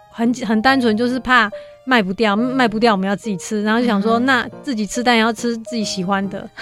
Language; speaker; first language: Chinese; native; Chinese